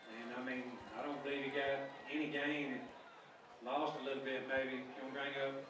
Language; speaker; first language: English; native; English